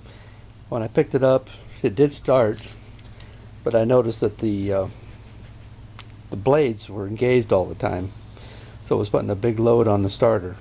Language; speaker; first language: English; native; English